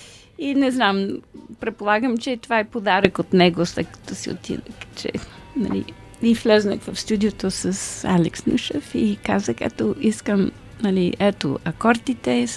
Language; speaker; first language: Bulgarian; early bilingual, heritage; Bulgarian